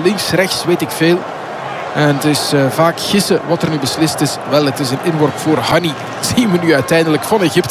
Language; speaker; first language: Dutch; native; Dutch